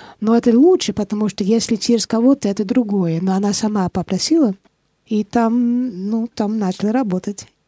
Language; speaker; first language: Russian; non-native, fluent; Dutch